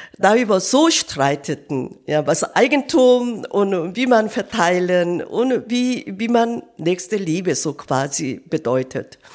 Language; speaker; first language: German; non-native, learner; Korean